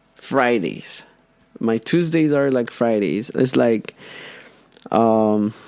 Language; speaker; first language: English; non-native, fluent; Spanish